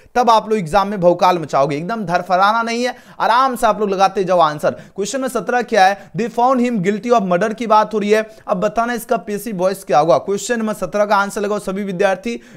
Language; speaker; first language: Hindi; native; Hindi